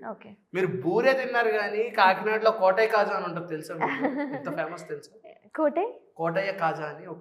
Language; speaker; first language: Telugu; native; Telugu